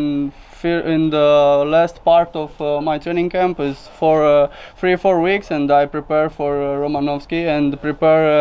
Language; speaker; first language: English; non-native, learner; Romanian